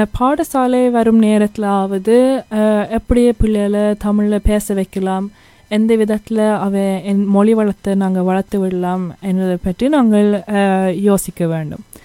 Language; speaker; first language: Tamil; early bilingual, heritage; Tamil